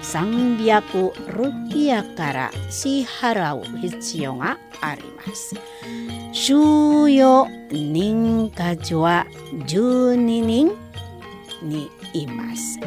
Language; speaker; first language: Japanese; non-native, fluent; Indonesian